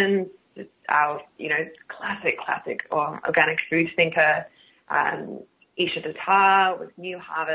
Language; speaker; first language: English; native; English